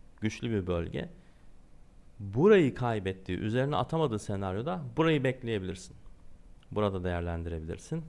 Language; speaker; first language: Turkish; native; Turkish